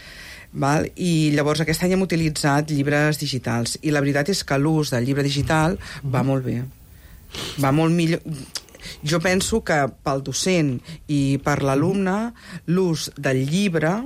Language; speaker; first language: Catalan; native; Catalan